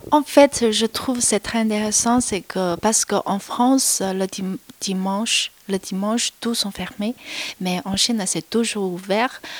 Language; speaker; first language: French; non-native, learner; Chinese